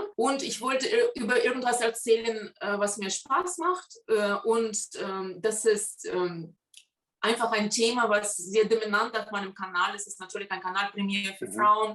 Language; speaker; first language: German; non-native, fluent; Russian